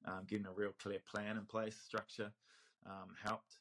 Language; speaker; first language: English; native; English